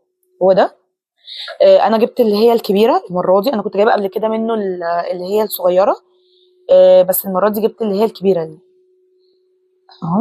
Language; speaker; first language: Arabic; native; Arabic